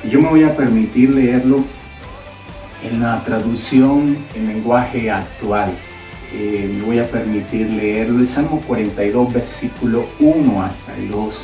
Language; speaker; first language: Spanish; native; Spanish